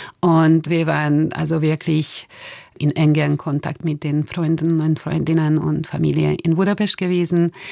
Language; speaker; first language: German; non-native, fluent; Hungarian